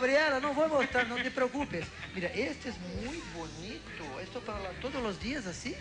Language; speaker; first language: Spanish; non-native, learner; Portuguese